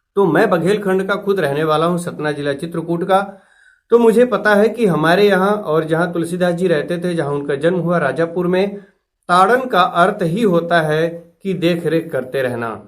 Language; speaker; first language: Hindi; native; Hindi